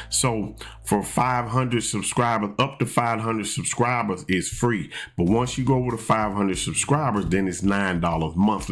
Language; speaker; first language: English; native; English